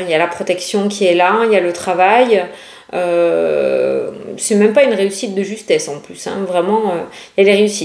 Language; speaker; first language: French; native; French